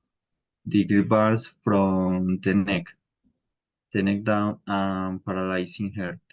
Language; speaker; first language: English; non-native, learner; Spanish